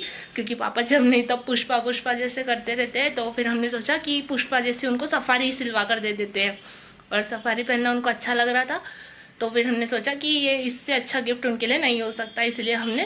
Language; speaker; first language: Hindi; native; Hindi